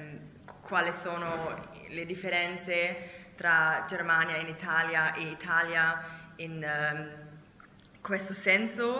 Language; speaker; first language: Italian; non-native, learner; German